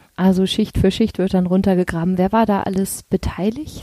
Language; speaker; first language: German; native; German